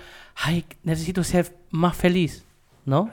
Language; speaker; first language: Spanish; non-native, fluent; German